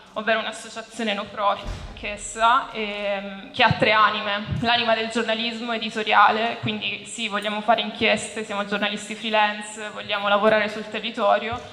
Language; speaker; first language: Italian; native; Italian